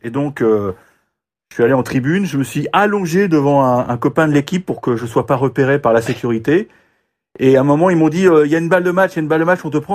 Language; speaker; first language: French; native; French